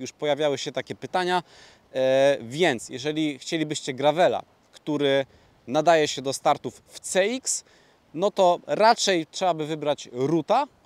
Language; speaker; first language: Polish; native; Polish